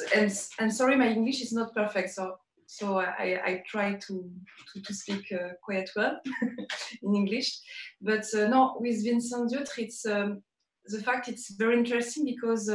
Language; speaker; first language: English; non-native, learner; French